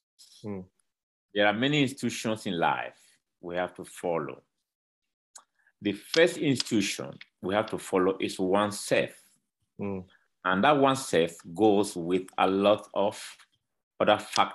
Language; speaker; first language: English; non-native, local second language; Bini